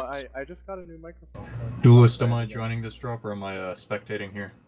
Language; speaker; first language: English; native; English